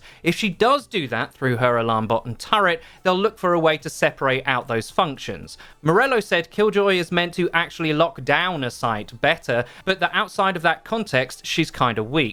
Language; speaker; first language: English; native; English